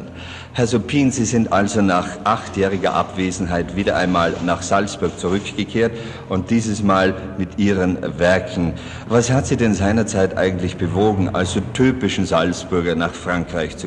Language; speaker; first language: German; native; German